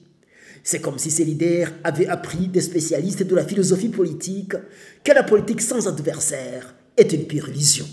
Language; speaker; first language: French; non-native, local second language; Rundi